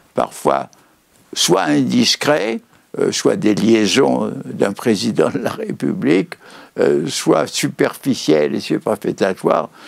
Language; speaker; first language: French; native; French